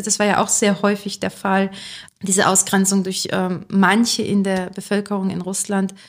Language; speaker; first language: German; early bilingual, other home language; Russian